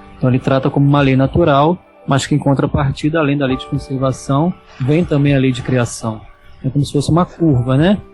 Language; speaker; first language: Portuguese; native; Portuguese